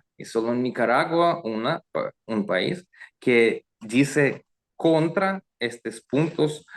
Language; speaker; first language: Spanish; non-native, learner; Russian